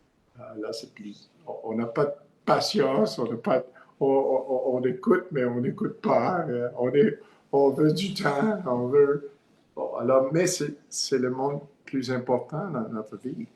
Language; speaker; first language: French; non-native, learner; English